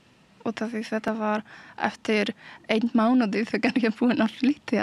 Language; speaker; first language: Icelandic; non-native, learner; Polish